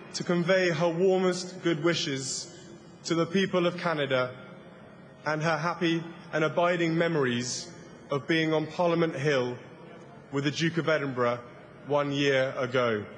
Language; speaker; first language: English; native; English